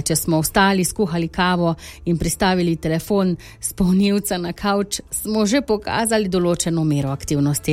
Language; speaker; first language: Slovenian; native; Slovenian